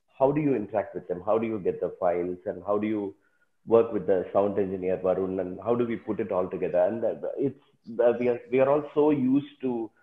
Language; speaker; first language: English; non-native, local second language; Tamil